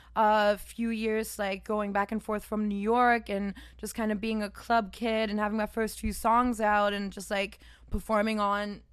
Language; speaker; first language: English; non-native, fluent; German